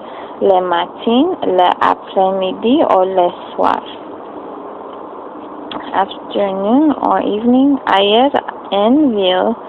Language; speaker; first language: French; non-native, learner; English